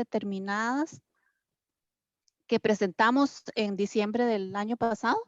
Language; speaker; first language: Spanish; native; Spanish